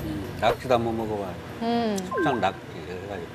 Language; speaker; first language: Korean; native; Korean